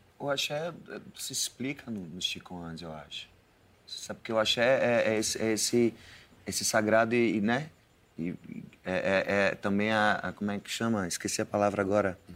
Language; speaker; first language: Portuguese; native; Portuguese